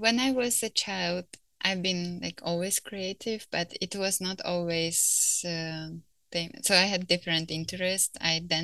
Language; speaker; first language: English; non-native, fluent; Ukrainian